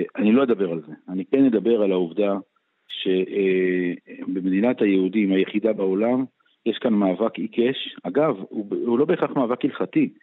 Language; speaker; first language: Hebrew; native; Hebrew